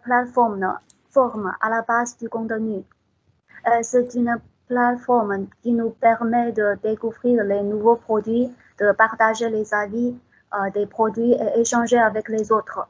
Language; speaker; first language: French; non-native, fluent; Chinese